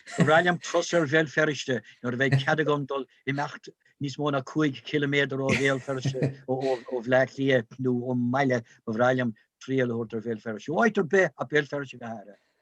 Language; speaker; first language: Irish; non-native, local second language; English